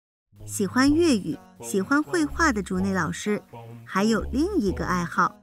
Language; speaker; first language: Chinese; native; Chinese